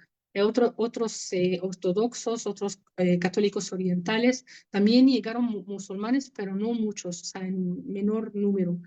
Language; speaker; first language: Spanish; non-native, fluent; Arabic